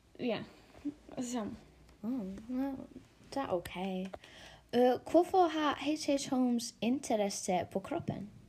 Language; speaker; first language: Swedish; non-native, learner; Icelandic